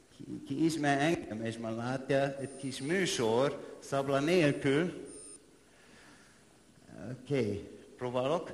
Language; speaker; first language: Hungarian; non-native, learner; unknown